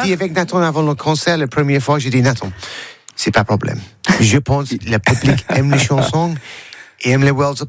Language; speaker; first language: French; non-native, learner; English